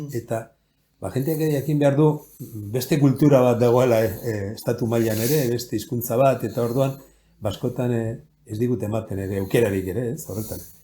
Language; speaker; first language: Basque; native; Basque